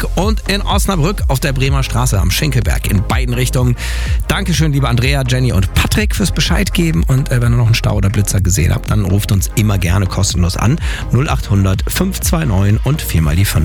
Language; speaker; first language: German; native; German